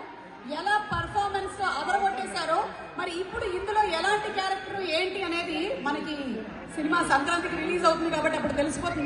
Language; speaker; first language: Telugu; native; Telugu